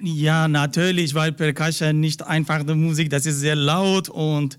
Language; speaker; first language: German; non-native, learner; Persian